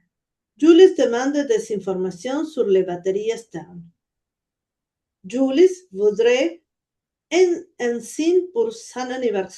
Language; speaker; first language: French; non-native, learner; Spanish